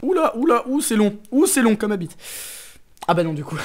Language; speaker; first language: French; native; French